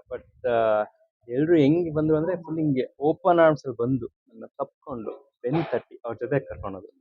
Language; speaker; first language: Kannada; early bilingual, heritage; Kannada